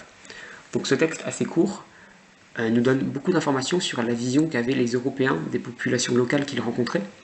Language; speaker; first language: French; native; French